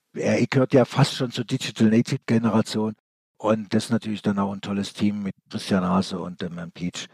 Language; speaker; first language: German; native; German